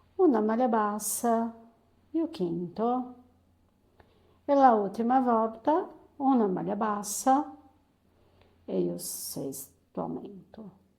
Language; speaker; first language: Italian; non-native, fluent; Portuguese